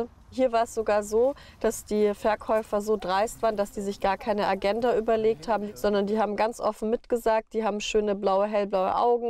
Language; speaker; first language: German; native; German